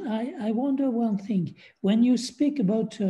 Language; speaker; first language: English; non-native, fluent; French